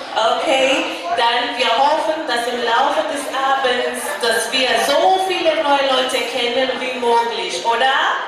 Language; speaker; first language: German; non-native, fluent; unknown